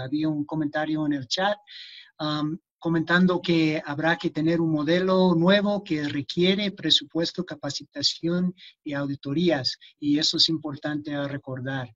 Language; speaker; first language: Spanish; non-native, fluent; English